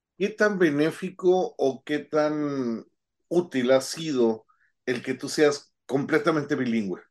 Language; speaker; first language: Spanish; native; Spanish